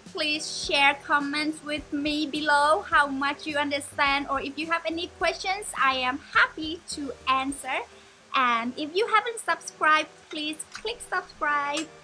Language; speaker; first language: English; non-native, fluent; Thai